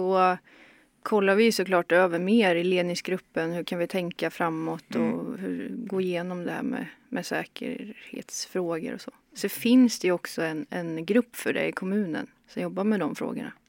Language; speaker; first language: Swedish; native; Swedish